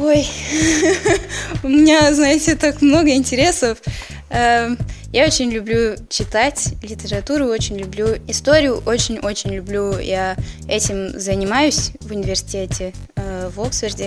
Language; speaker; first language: Russian; early bilingual, heritage; Russian